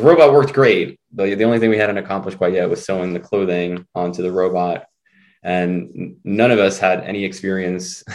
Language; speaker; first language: English; early bilingual, other home language; Spanish